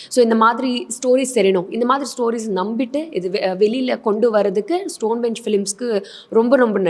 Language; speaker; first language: Tamil; non-native, fluent; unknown